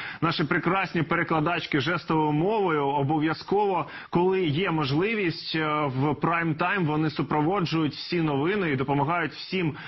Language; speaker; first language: Ukrainian; native; Ukrainian